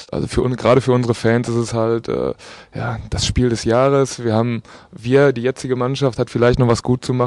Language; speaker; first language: German; native; German